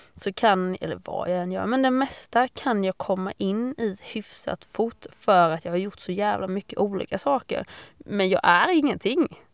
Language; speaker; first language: Swedish; native; Swedish